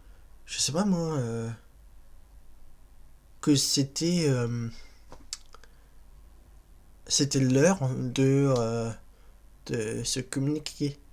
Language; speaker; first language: French; non-native, fluent; English